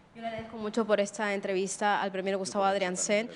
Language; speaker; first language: Spanish; native; Spanish